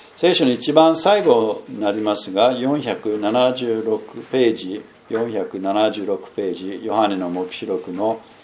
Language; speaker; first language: Japanese; non-native, fluent; English